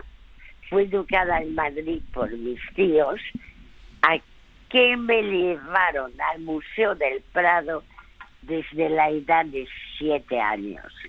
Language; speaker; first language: Spanish; early bilingual, other home language; French